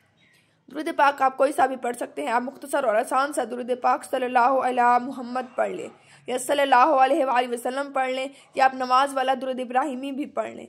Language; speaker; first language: Urdu; native; Urdu